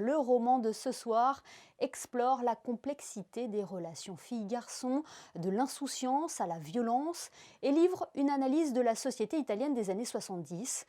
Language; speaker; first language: French; native; French